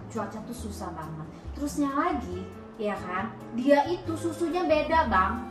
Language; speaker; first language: Indonesian; native; Indonesian